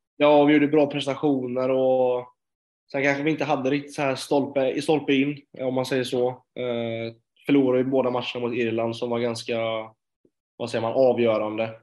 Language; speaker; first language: Swedish; native; Swedish